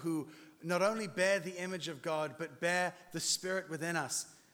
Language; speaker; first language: English; native; English